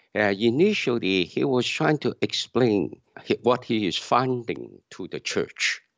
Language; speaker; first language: English; non-native, local second language; Cantonese